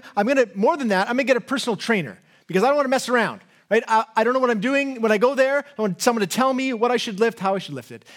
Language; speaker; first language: English; native; English